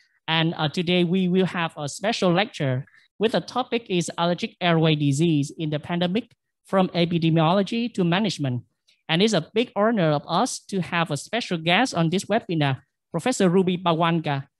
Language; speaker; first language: English; non-native, fluent; Vietnamese